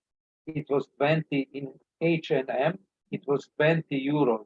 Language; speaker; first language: English; non-native, learner; Serbian